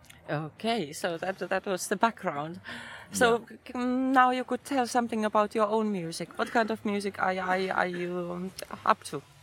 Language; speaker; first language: English; non-native, fluent; Finnish